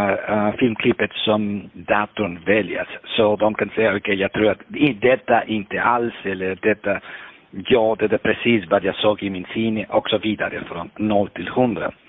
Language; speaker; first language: Swedish; non-native, fluent; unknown